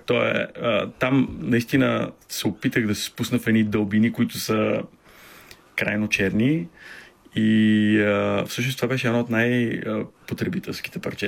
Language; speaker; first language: Bulgarian; native; Bulgarian